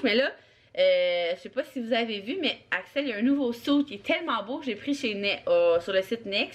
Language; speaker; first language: French; native; French